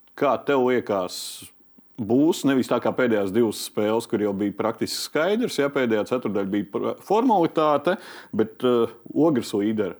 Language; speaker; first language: Latvian; native; Latvian